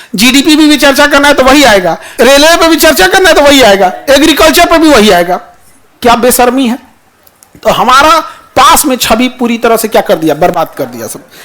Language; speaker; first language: Hindi; native; Hindi